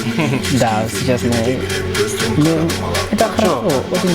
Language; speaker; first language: Russian; non-native, learner; English